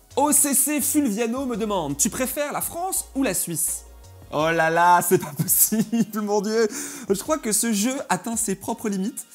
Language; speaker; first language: French; native; French